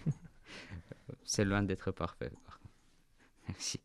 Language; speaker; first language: French; non-native, fluent; Armenian